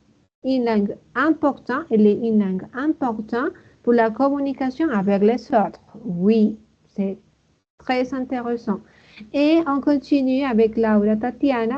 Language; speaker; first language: French; non-native, fluent; Spanish